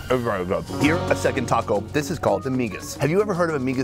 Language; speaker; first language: English; native; English